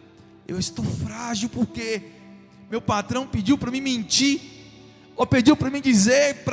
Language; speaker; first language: Portuguese; native; Portuguese